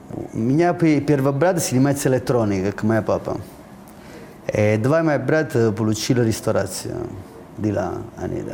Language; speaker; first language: Russian; non-native, learner; Italian